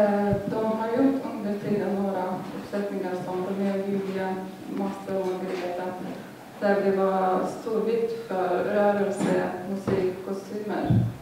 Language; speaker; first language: Swedish; non-native, fluent; Lithuanian